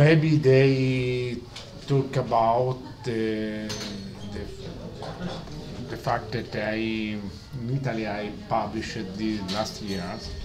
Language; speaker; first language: English; non-native, learner; Italian